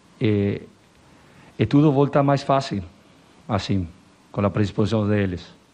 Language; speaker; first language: Portuguese; non-native, learner; Spanish